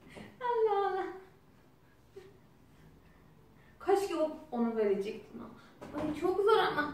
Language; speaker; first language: Turkish; non-native, learner; Azerbaijani